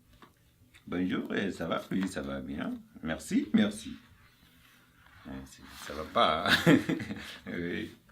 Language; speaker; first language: French; non-native, learner; Arabic